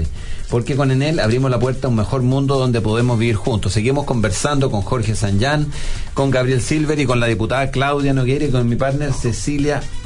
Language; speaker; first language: Spanish; native; Spanish